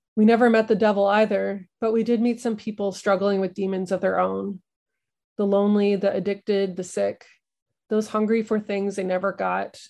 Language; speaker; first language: English; native; English